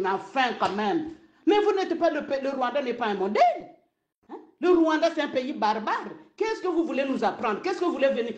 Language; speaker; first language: French; non-native, local second language; Lingala